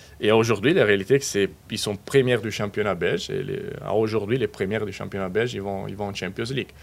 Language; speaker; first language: French; non-native, fluent; Spanish